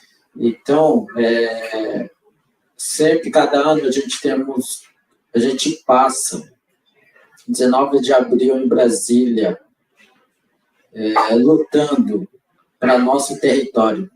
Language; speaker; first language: Portuguese; non-native, local second language; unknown